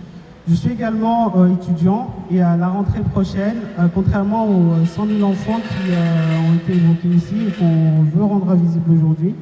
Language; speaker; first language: French; non-native, local second language; Comorian